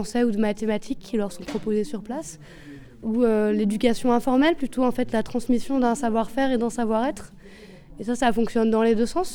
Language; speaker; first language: French; native; French